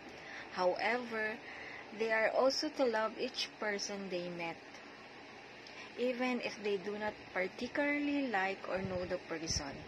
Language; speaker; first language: English; non-native, local second language; Filipino